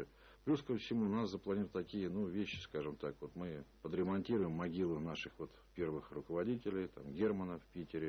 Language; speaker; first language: Russian; native; Russian